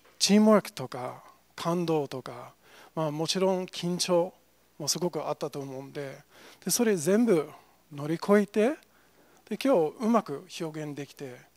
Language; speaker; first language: Japanese; non-native, fluent; English